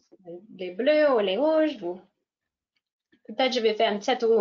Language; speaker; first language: French; non-native, fluent; English